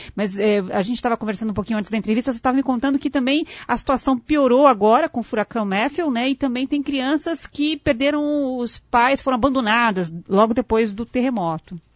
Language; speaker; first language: Portuguese; native; Portuguese